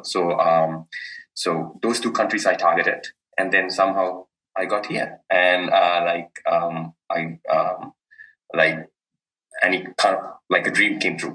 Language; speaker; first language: English; non-native, local second language; Sinhala